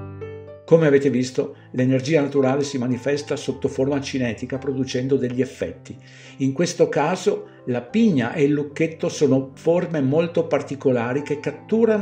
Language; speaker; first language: Italian; native; Italian